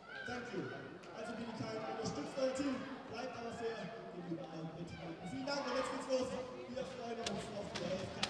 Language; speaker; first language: German; native; German